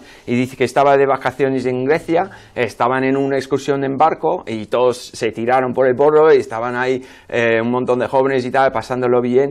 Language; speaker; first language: Spanish; non-native, fluent; English